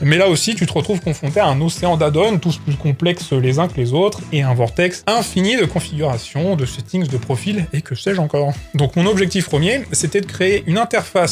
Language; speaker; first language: French; native; French